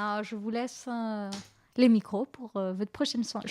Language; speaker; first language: French; native; French